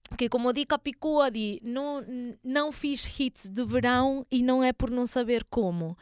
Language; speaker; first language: Galician; native; Galician